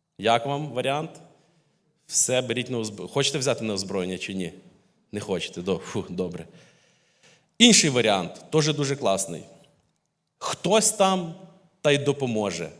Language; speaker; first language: Ukrainian; native; Ukrainian